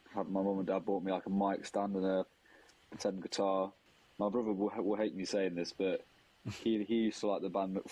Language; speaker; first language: English; native; English